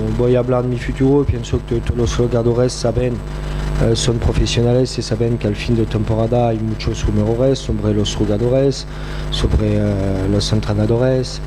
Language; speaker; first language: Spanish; non-native, fluent; French